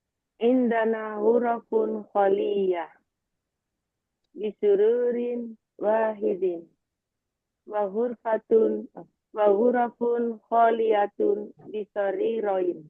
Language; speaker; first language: Arabic; non-native, learner; Indonesian